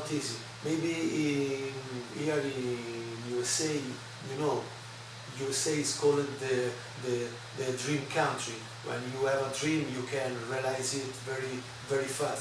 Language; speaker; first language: English; non-native, learner; Italian